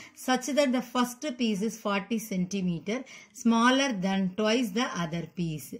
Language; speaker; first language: English; non-native, local second language; Tamil